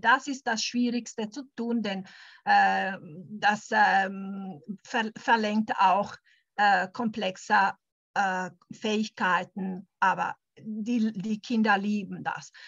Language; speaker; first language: German; non-native, fluent; Italian